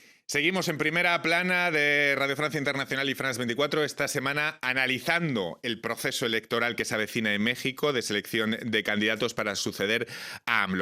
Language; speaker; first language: Spanish; native; Spanish